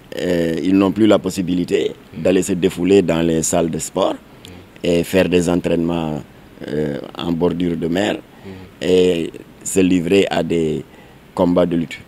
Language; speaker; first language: French; non-native, local second language; Wolof